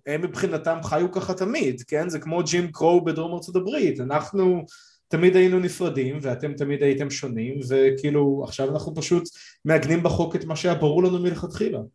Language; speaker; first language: Hebrew; native; Hebrew